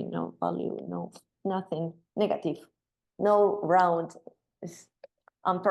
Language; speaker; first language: English; non-native, learner; Spanish